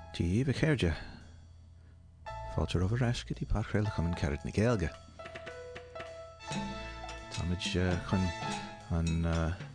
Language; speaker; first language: Irish; non-native, fluent; English